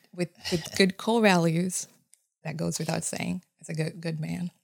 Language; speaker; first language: English; non-native, fluent; Japanese